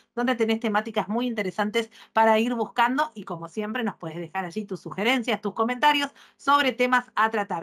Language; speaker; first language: Spanish; native; Spanish